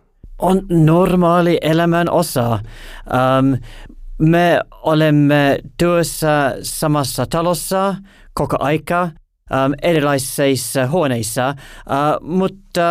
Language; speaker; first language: Finnish; non-native, learner; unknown